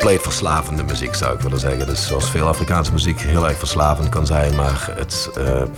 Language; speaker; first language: Dutch; native; Dutch